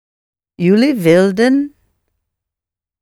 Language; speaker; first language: Dutch; non-native, learner; English